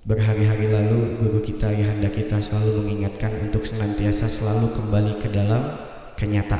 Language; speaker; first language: Indonesian; native; Indonesian